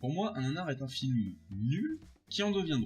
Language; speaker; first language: French; native; French